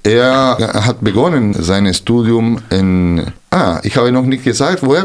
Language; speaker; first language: German; non-native, fluent; Spanish